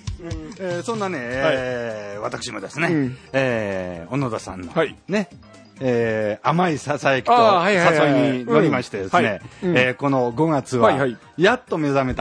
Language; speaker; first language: Japanese; native; Japanese